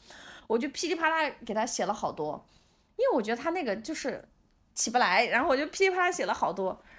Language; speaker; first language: Chinese; non-native, local second language; Uyghur